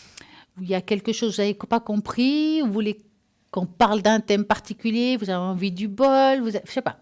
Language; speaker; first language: French; native; French